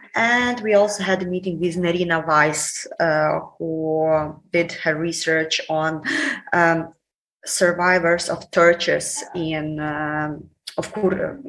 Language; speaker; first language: English; non-native, fluent; Ukrainian